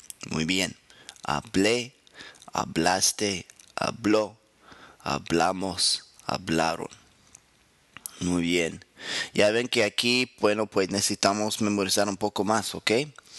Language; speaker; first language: Spanish; non-native, fluent; English